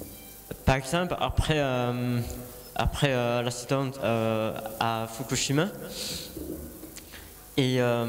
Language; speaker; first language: French; non-native, learner; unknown